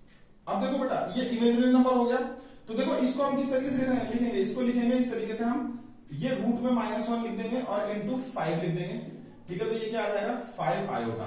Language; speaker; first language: Hindi; native; Hindi